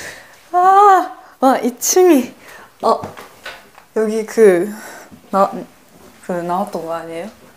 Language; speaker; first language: Korean; non-native, fluent; Japanese